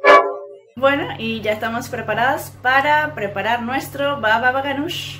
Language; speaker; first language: Spanish; native; Spanish